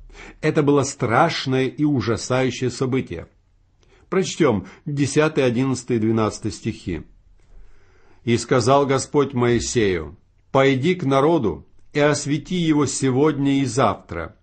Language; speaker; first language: Russian; native; Russian